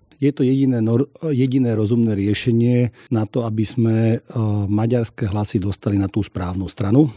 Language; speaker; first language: Slovak; non-native, local second language; Hungarian